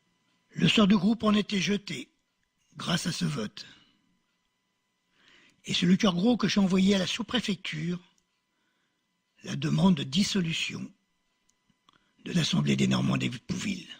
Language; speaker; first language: French; native; French